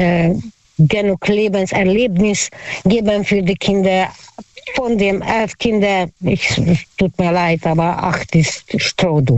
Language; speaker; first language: German; non-native, learner; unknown